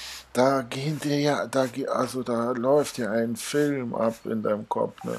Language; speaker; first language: German; native; German